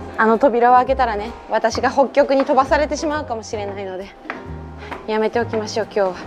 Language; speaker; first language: Japanese; native; Japanese